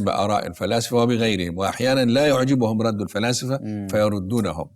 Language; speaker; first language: Arabic; native; Arabic